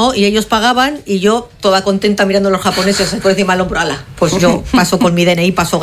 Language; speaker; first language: Spanish; native; Spanish